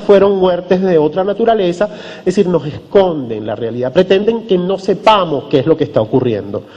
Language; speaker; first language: Spanish; native; Spanish